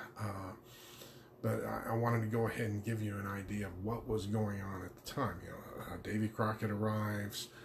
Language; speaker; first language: English; native; English